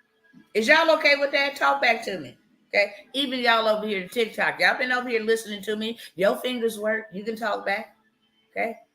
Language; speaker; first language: English; native; English